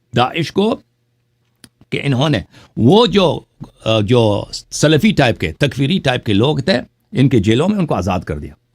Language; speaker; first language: Urdu; non-native, fluent; Persian